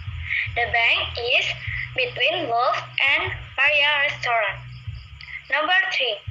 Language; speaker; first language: English; non-native, learner; Indonesian